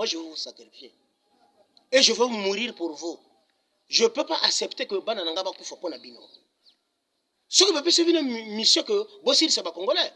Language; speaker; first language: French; non-native, local second language; Lingala